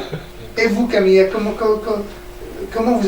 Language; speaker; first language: French; native; French